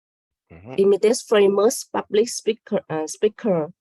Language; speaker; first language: English; non-native, learner; Vietnamese